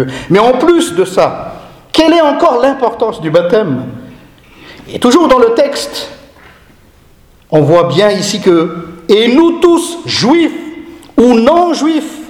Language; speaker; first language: French; non-native, local second language; Malagasy